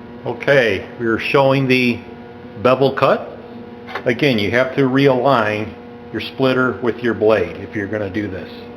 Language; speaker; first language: English; native; English